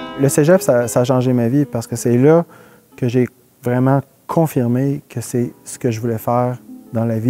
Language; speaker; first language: French; native; French